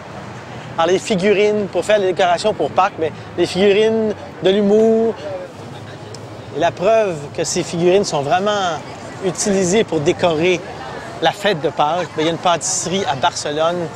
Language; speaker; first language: French; native; French